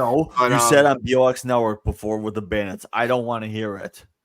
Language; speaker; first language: English; native; English